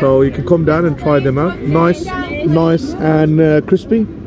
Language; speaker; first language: English; early bilingual, other home language; Hindi